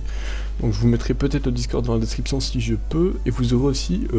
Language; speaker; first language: French; native; French